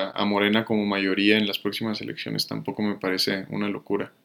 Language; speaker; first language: Spanish; native; Spanish